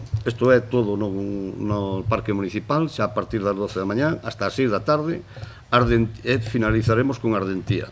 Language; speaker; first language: Galician; native; Galician